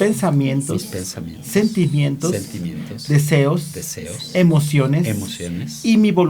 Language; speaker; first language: Spanish; native; Spanish